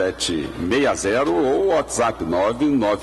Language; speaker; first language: Portuguese; native; Portuguese